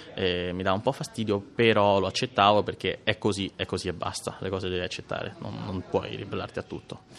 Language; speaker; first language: Italian; native; Italian